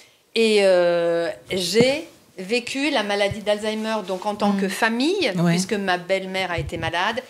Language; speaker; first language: French; native; French